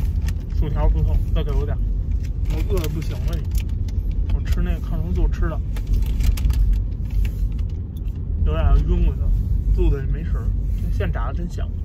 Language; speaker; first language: Chinese; native; Chinese